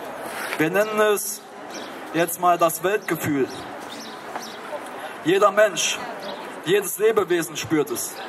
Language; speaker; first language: German; native; German